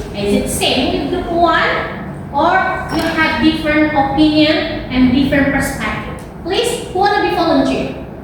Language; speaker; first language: English; non-native, fluent; Indonesian